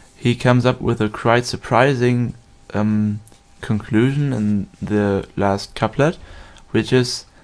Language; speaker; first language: English; non-native, fluent; German